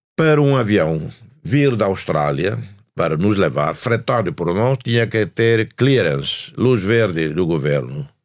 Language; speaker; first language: Portuguese; non-native, fluent; Tetum